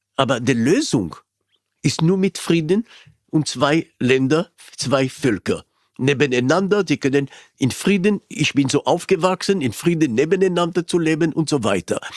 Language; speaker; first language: German; non-native, fluent; Hebrew